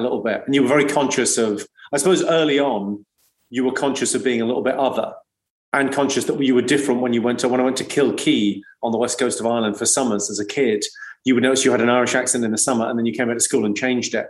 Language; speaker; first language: English; native; English